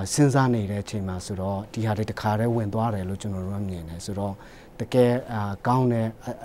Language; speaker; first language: Burmese; non-native, local second language; Hakha Chin